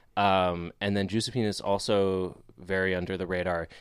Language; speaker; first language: English; native; English